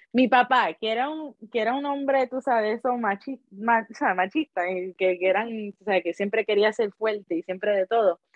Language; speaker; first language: Spanish; early bilingual, heritage; Spanish